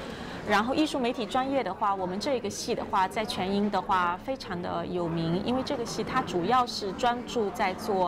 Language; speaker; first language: Chinese; native; Chinese